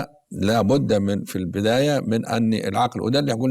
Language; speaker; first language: Arabic; native; Arabic